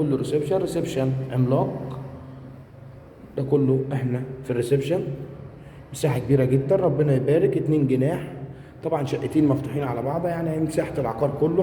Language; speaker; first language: Arabic; native; Arabic